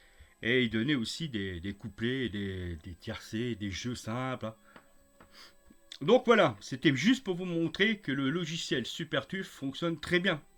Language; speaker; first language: French; native; French